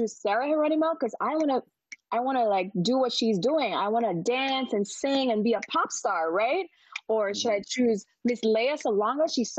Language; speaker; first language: English; non-native, local second language; Filipino